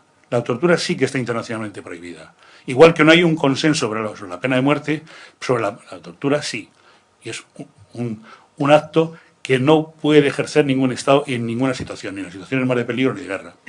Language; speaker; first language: Spanish; native; Spanish